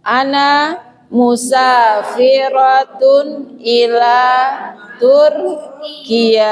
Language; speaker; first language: Arabic; non-native, fluent; Indonesian